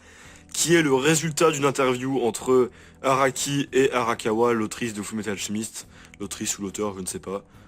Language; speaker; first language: French; native; French